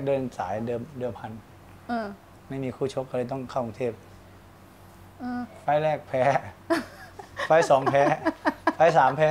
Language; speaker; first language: Thai; native; Thai